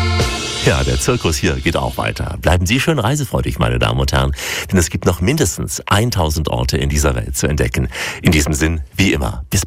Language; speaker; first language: German; native; German